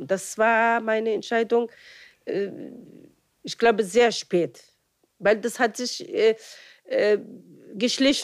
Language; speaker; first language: German; non-native, fluent; Arabic